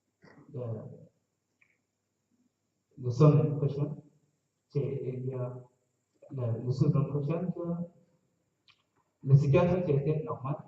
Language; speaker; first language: French; non-native, learner; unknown